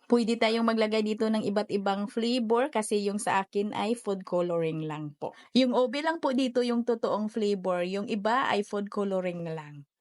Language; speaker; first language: Filipino; non-native, local second language; Cebuano